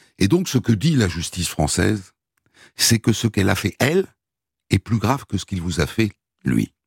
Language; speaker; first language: French; native; French